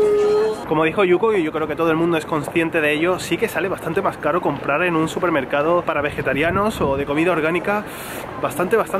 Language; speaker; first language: Spanish; native; Spanish